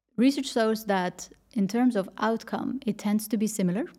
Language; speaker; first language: English; non-native, fluent; Dutch